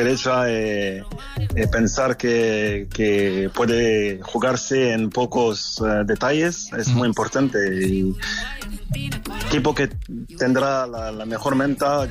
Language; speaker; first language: Spanish; non-native, learner; French